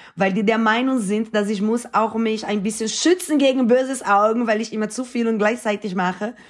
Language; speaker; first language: German; non-native, fluent; Portuguese